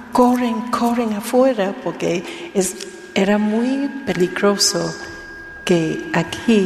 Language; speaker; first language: Spanish; non-native, learner; Vietnamese